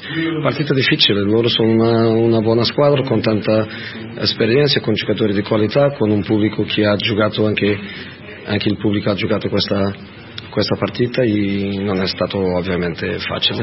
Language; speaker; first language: Italian; non-native, fluent; Portuguese